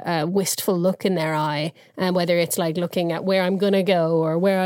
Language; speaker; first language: English; native; English